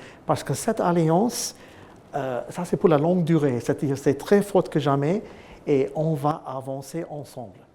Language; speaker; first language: French; non-native, fluent; English